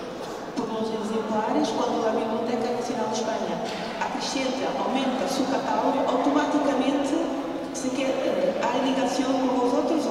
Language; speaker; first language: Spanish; non-native, learner; Portuguese